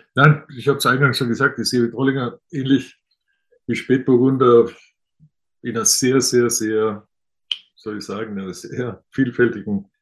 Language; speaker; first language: German; native; German